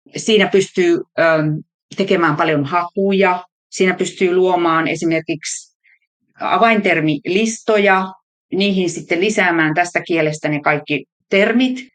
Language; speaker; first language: Finnish; native; Finnish